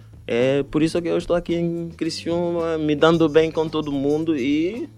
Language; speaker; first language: Portuguese; non-native, fluent; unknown